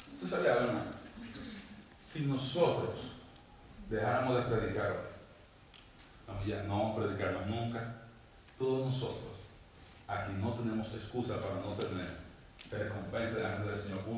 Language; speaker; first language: Spanish; native; Spanish